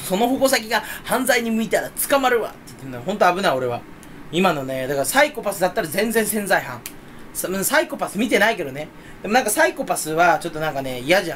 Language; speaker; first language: Japanese; native; Japanese